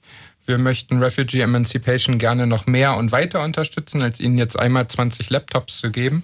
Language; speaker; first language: German; native; German